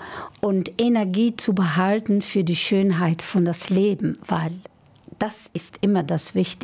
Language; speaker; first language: German; non-native, fluent; Dutch